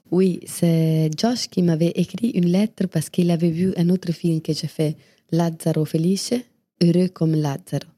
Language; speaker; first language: French; non-native, fluent; Italian